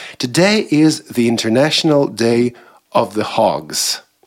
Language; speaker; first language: English; non-native, fluent; Russian